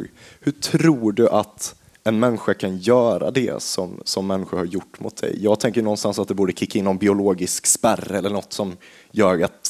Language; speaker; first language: Swedish; native; Swedish